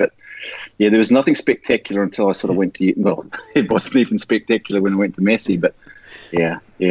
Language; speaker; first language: English; native; English